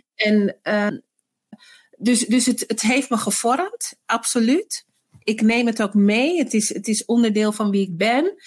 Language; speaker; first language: Dutch; early bilingual, other home language; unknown